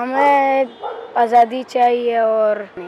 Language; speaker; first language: Hindi; early bilingual, other home language; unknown